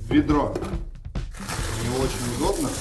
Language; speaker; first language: Russian; native; Russian